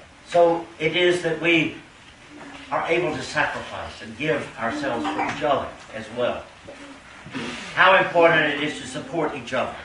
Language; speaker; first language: English; native; English